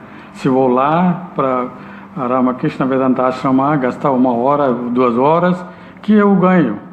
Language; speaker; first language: Portuguese; non-native, learner; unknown